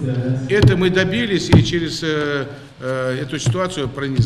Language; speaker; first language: Russian; non-native, local second language; Ingush